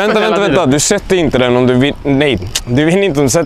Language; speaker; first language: Swedish; native; Swedish